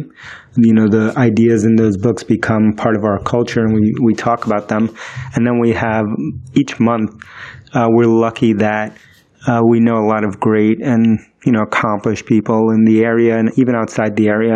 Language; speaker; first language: English; early bilingual, other home language; Spanish